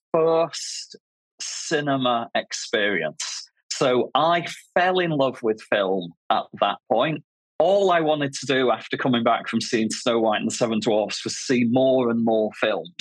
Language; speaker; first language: English; native; English